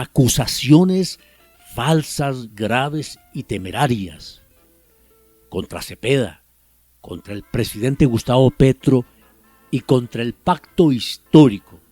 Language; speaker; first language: Spanish; native; Spanish